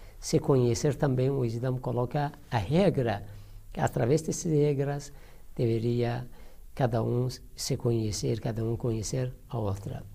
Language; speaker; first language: Portuguese; non-native, learner; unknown